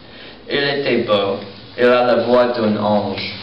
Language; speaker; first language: French; non-native, learner; English